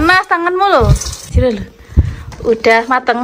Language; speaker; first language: Indonesian; non-native, local second language; Javanese